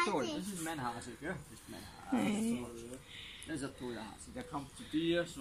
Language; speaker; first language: German; native; German